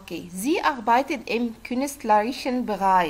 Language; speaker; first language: German; non-native, learner; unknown